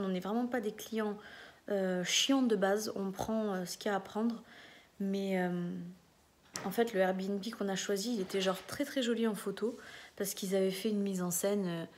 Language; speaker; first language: French; native; French